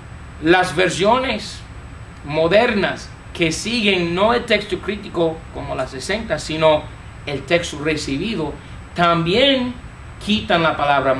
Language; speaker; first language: Spanish; non-native, fluent; English